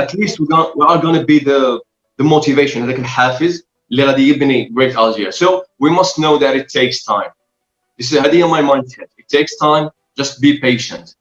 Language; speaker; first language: English; non-native, fluent; Arabic